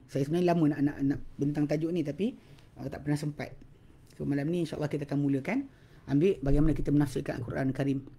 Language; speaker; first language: Malay; native; Malay